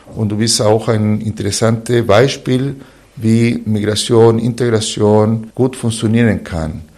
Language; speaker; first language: German; non-native, fluent; Spanish